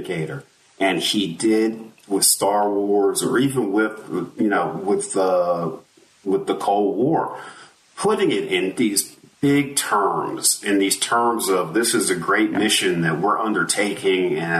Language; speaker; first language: English; native; English